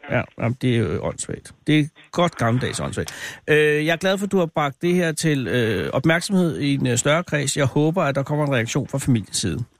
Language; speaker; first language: Danish; native; Danish